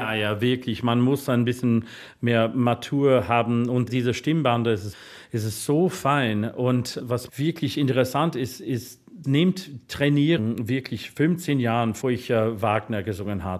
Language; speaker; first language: German; non-native, fluent; English